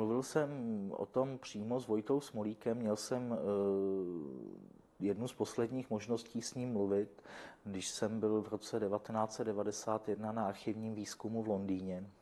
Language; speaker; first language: Czech; native; Czech